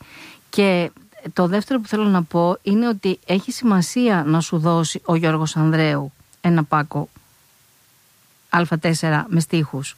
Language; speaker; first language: Greek; native; Greek